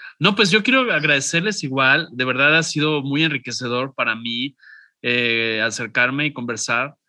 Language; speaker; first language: Spanish; native; Spanish